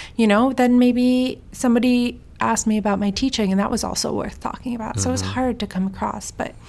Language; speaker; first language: English; early bilingual, heritage; Swedish